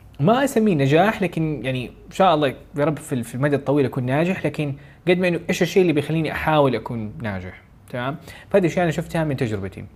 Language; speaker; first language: Arabic; native; Arabic